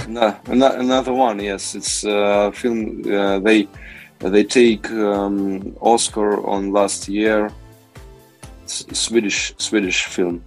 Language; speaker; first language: English; non-native, learner; Russian